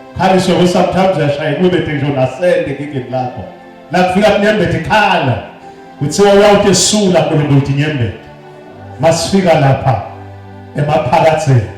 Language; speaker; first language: Zulu; non-native, local second language; Swati